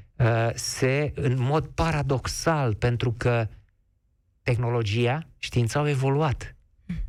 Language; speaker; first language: Romanian; native; Romanian